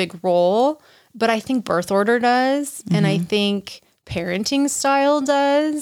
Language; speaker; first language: English; native; English